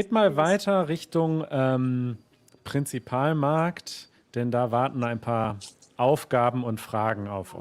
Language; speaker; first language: German; native; German